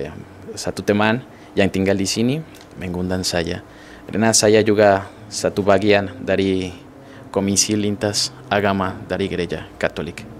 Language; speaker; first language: Indonesian; non-native, fluent; Spanish